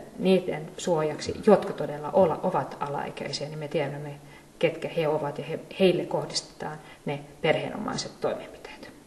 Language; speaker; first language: Finnish; non-native, local second language; Swedish